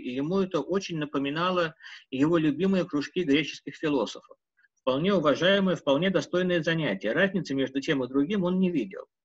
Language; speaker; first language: Russian; native; Russian